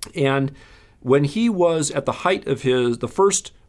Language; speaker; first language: English; native; English